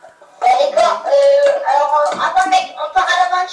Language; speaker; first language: French; native; French